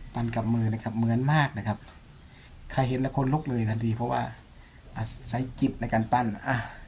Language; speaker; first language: Thai; native; Thai